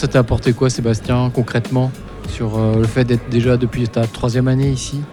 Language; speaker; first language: French; native; French